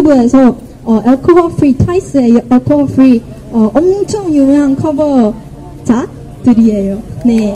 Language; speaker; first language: Korean; non-native, fluent; Portuguese